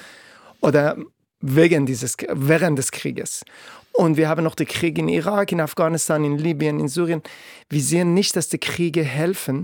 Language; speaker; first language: German; non-native, fluent; Persian